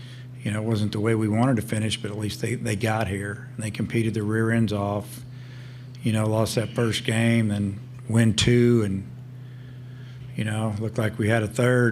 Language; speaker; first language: English; native; English